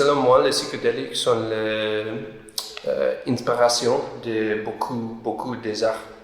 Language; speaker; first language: French; non-native, learner; English